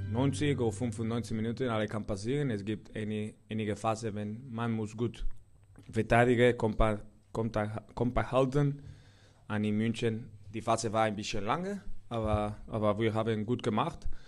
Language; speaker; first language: German; non-native, fluent; Spanish